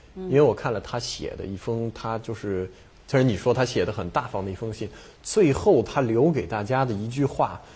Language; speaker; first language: Chinese; non-native, fluent; French